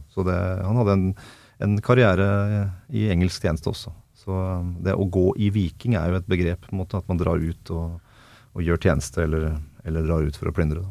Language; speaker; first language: Norwegian; native; Norwegian